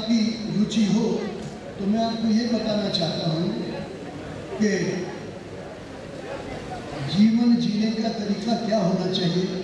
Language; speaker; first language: Hindi; native; Hindi